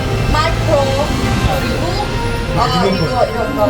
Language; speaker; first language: Korean; non-native, learner; Vietnamese